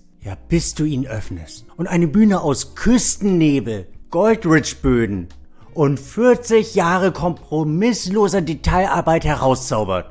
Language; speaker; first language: German; native; German